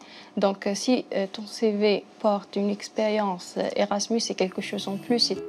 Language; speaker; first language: French; non-native, fluent; Arabic